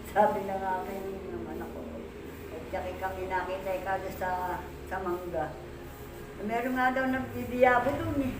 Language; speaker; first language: Filipino; native; Filipino